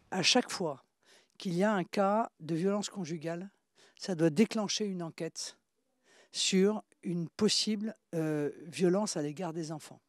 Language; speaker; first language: French; native; French